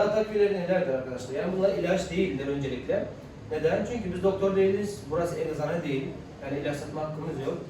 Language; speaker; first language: Turkish; non-native, fluent; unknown